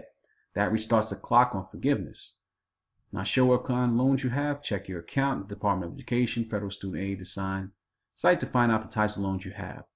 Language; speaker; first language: English; native; English